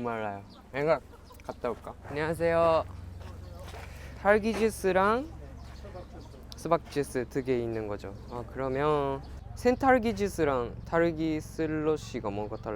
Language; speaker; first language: Korean; non-native, learner; Japanese